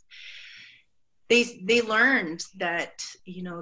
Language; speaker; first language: English; native; English